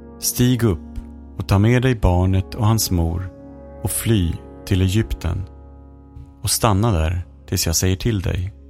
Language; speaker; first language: Swedish; native; Swedish